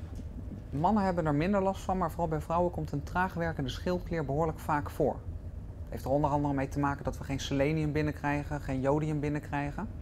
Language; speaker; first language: Dutch; native; Dutch